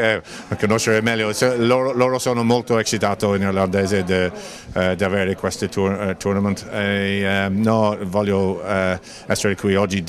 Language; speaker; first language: Italian; non-native, learner; English